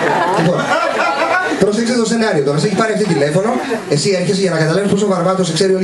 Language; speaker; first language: Greek; native; Greek